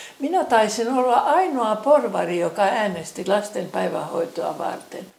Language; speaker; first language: Finnish; early bilingual, other home language; Estonian